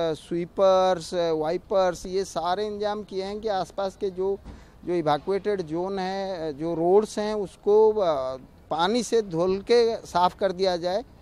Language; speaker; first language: Hindi; non-native, local second language; Odia